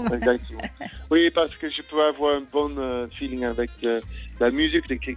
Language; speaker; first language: French; non-native, fluent; English